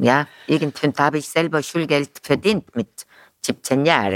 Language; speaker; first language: German; non-native, fluent; Korean